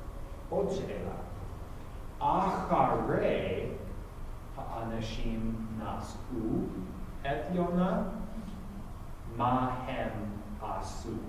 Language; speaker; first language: Hebrew; non-native, fluent; English